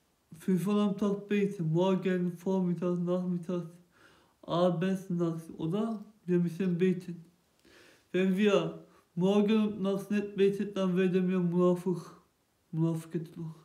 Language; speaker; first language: German; non-native, local second language; Turkish